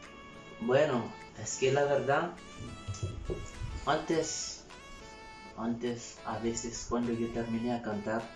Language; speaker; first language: Spanish; non-native, learner; Haitian Creole